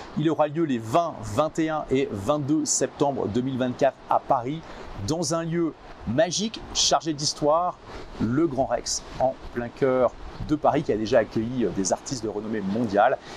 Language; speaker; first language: French; native; French